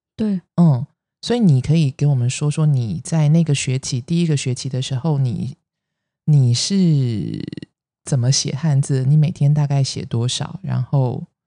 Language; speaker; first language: Chinese; native; Chinese